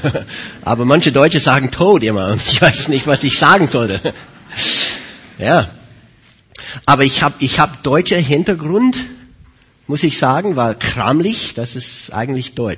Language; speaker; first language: German; non-native, fluent; English